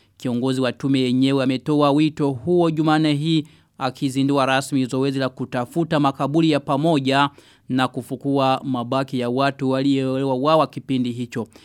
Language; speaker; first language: Swahili; non-native, local second language; Rundi